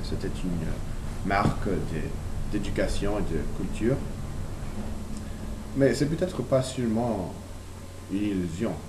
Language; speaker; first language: French; non-native, learner; English